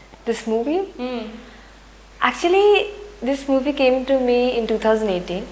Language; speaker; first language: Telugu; non-native, learner; Hindi